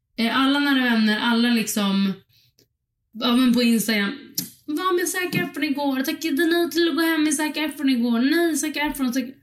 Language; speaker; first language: Swedish; early bilingual, other home language; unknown